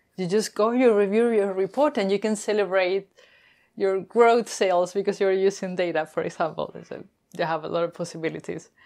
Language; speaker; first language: English; non-native, fluent; Spanish